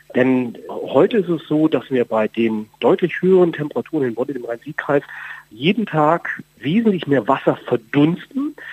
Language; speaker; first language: German; native; German